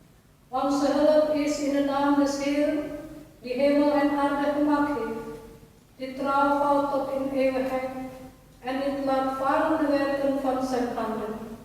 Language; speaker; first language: Dutch; non-native, fluent; Indonesian